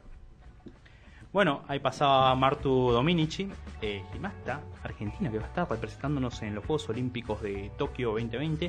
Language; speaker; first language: Spanish; native; Spanish